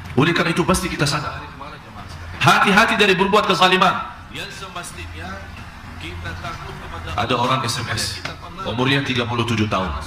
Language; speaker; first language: Malay; non-native, fluent; Arabic